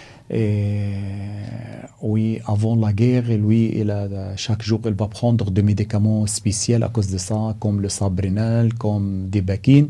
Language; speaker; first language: French; non-native, learner; Arabic